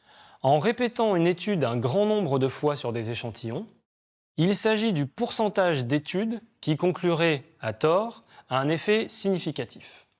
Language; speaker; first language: French; native; French